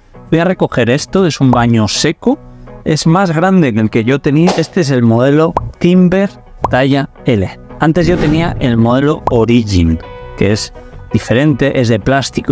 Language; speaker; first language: Spanish; native; Spanish